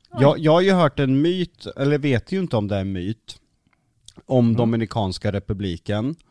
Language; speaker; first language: Swedish; native; Swedish